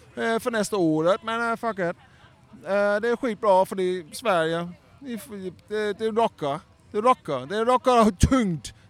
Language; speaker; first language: Swedish; non-native, learner; Danish